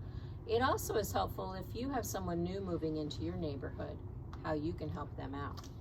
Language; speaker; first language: English; native; English